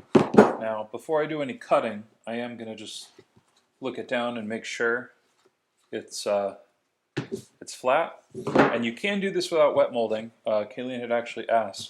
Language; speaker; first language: English; native; English